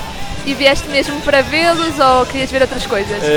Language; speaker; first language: Portuguese; native; Portuguese